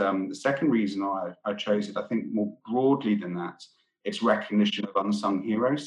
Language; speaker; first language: English; native; English